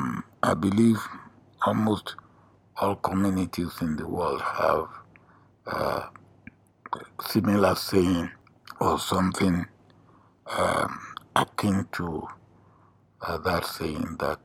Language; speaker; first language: English; non-native, local second language; Yoruba